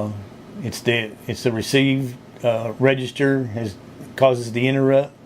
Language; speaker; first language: English; native; English